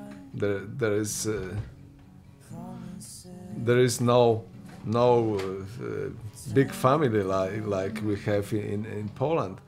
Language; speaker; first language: English; non-native, learner; Polish